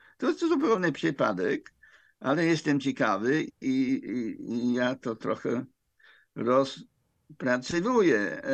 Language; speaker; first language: Polish; non-native, fluent; English